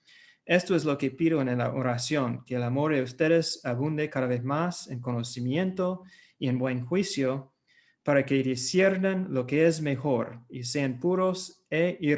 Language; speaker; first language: Spanish; non-native, fluent; English